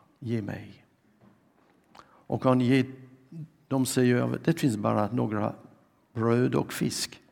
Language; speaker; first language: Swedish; non-native, fluent; French